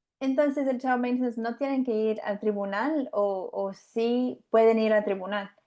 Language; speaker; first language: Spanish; non-native, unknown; English